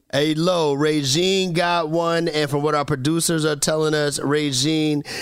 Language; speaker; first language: English; native; English